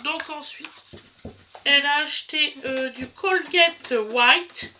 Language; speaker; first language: French; native; French